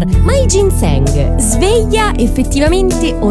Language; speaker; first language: Italian; native; Italian